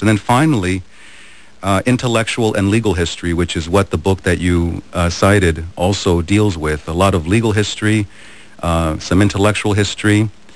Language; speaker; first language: English; early bilingual, other home language; Spanish